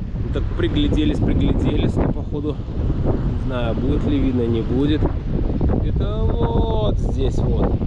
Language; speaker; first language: Russian; native; Russian